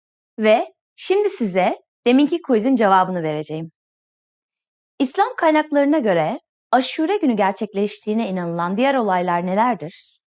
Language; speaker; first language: Turkish; native; Turkish